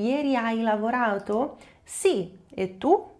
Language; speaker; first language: Italian; non-native, fluent; Portuguese